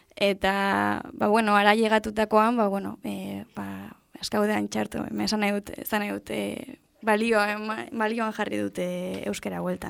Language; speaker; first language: Basque; non-native, local second language; Spanish